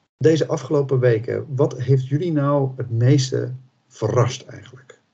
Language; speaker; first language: Dutch; native; Dutch